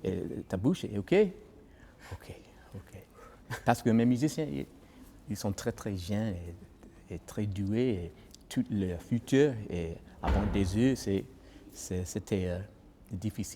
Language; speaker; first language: French; non-native, learner; English